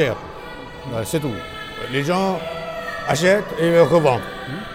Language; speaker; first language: French; non-native, learner; Chinese